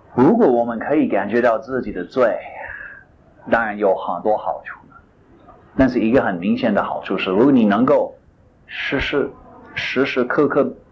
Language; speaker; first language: Chinese; non-native, fluent; English